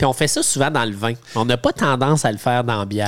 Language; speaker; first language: French; native; French